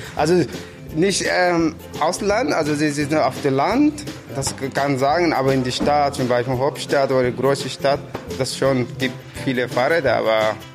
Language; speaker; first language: German; non-native, learner; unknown